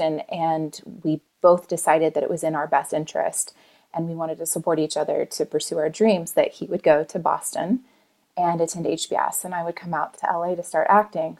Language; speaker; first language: English; native; English